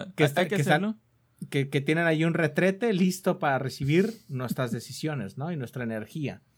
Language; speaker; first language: Spanish; native; Spanish